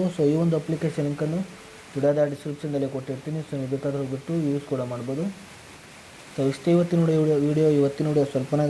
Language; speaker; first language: Kannada; native; Kannada